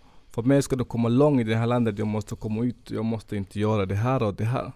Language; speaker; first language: Swedish; non-native, fluent; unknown